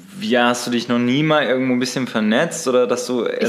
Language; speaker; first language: German; native; German